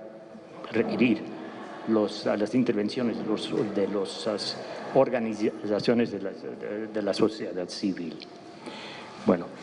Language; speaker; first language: Spanish; non-native, fluent; English